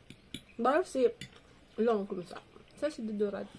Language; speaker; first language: French; non-native, learner; Filipino